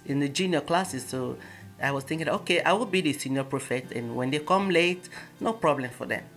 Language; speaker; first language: English; non-native, local second language; Igbo